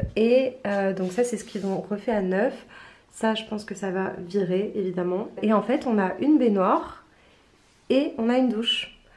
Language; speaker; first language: French; native; French